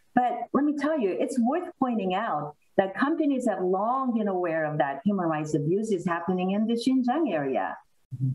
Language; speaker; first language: English; non-native, fluent; Korean